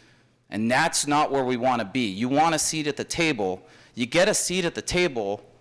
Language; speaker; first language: English; native; English